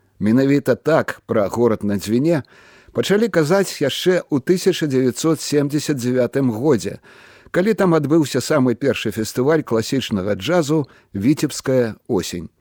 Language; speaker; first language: Belarusian; native; Belarusian